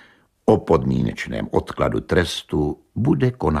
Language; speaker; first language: Czech; native; Czech